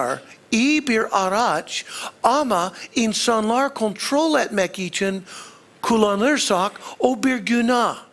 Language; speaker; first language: Turkish; non-native, fluent; English